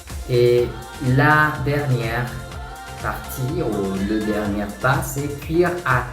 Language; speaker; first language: French; non-native, learner; Spanish